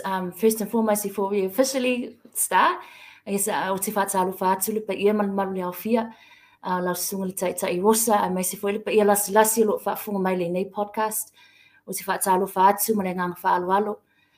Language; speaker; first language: English; native; English